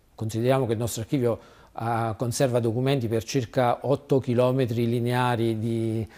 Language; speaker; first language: Italian; native; Italian